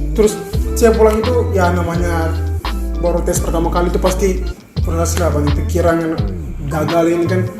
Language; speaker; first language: Indonesian; native; Indonesian